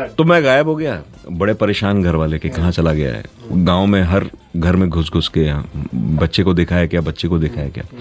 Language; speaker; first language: Hindi; non-native, local second language; Punjabi